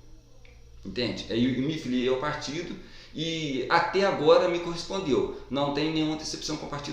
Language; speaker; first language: Portuguese; native; Portuguese